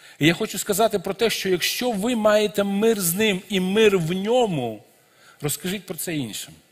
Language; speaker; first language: Ukrainian; native; Ukrainian